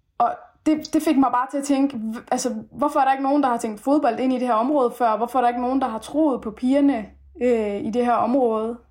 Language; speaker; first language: Danish; early bilingual, other home language; Persian